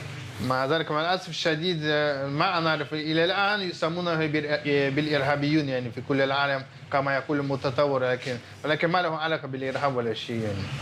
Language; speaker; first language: Arabic; non-native, fluent; Russian